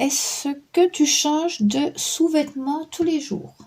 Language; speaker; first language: French; native; French